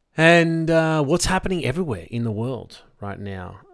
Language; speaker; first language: English; native; English